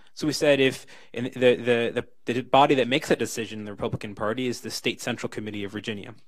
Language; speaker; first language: English; native; English